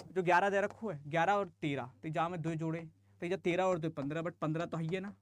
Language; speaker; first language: Hindi; native; Hindi